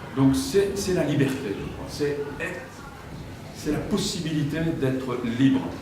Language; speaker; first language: French; non-native, fluent; Japanese